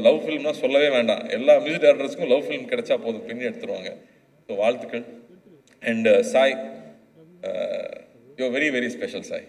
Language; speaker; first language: Tamil; native; Tamil